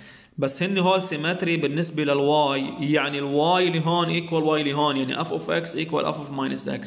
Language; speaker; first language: Arabic; native; Arabic